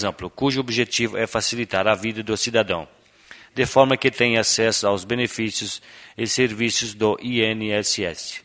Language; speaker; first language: Portuguese; native; Portuguese